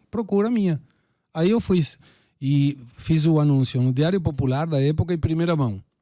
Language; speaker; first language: Portuguese; non-native, fluent; Spanish